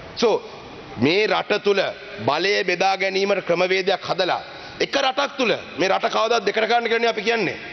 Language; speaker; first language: Sinhala; non-native, local second language; Tamil